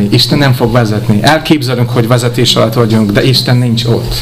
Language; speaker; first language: Hungarian; non-native, fluent; English